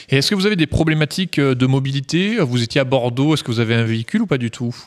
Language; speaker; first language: French; native; French